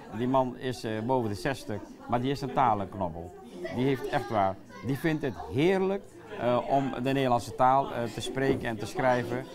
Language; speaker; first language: Dutch; native; Dutch